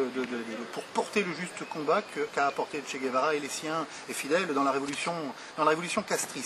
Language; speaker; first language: French; native; French